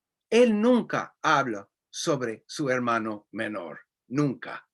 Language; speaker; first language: Spanish; non-native, fluent; English